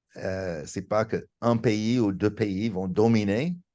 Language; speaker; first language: French; non-native, fluent; English